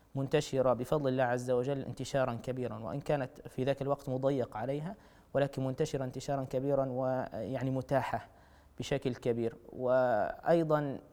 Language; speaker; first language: Arabic; native; Arabic